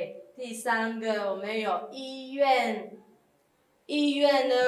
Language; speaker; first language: Chinese; non-native, fluent; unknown